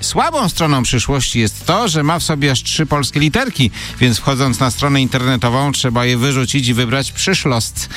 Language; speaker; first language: Polish; native; Polish